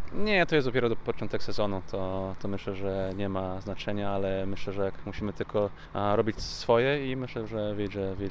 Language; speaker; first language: Polish; early bilingual, heritage; English